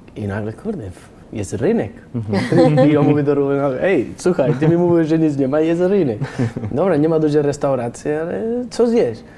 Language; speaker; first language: Polish; non-native, fluent; Spanish